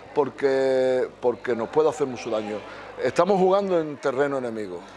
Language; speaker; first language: Spanish; native; Spanish